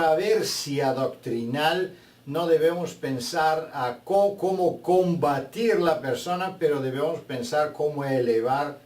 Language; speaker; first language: Spanish; non-native, fluent; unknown